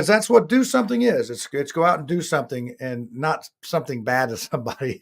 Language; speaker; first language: English; native; English